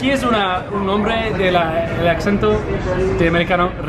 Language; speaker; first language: Spanish; non-native, learner; English